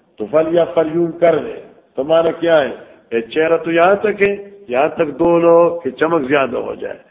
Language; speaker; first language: Urdu; non-native, local second language; Northern Hindko